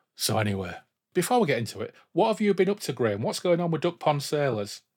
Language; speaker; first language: English; native; English